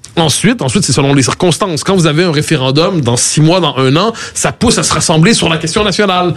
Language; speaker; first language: French; native; French